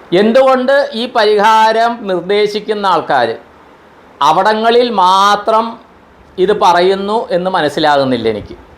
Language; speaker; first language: Malayalam; non-native, local second language; Konkani